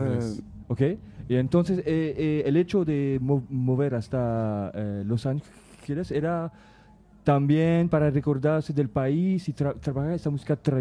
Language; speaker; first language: Spanish; non-native, learner; French